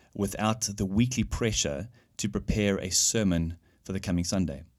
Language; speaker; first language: English; native; English